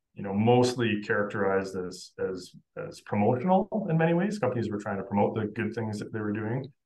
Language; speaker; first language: English; native; English